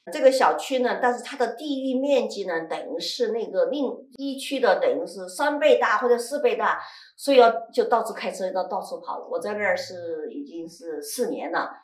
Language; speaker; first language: Chinese; native; Chinese